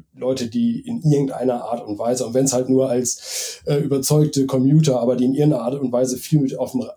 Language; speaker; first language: German; native; German